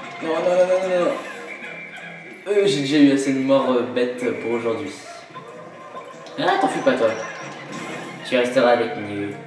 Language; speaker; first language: French; native; French